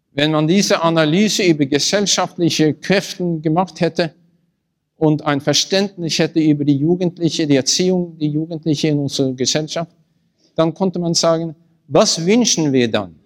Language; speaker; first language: German; non-native, learner; Norwegian